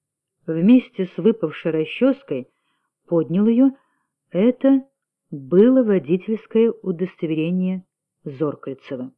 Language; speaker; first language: Russian; native; Russian